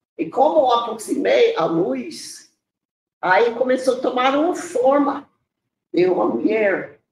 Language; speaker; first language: Portuguese; non-native, fluent; English